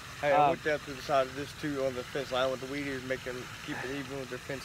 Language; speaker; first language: English; native; English